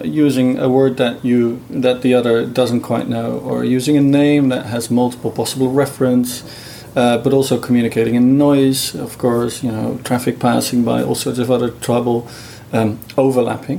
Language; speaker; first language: English; non-native, fluent; Dutch